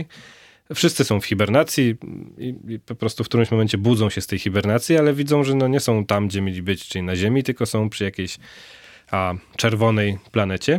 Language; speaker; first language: Polish; native; Polish